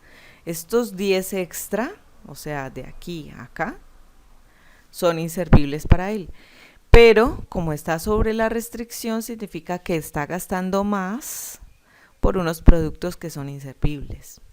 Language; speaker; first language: Spanish; native; Spanish